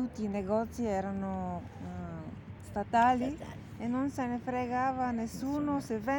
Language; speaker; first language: Italian; non-native, fluent; Bulgarian